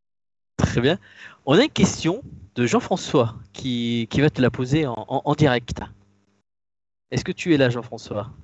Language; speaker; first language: French; native; French